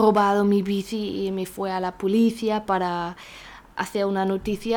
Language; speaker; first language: Spanish; non-native, learner; German